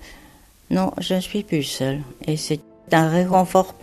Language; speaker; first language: French; non-native, fluent; Japanese